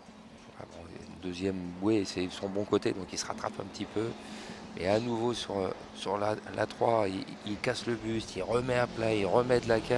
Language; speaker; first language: French; native; French